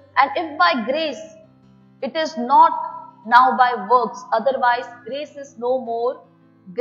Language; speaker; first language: English; non-native, local second language; Tulu